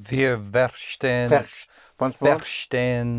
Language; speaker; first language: German; non-native, learner; English